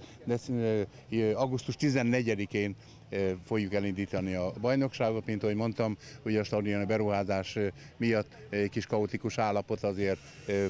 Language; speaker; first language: Hungarian; native; Hungarian